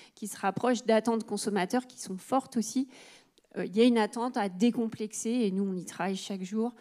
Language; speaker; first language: French; native; French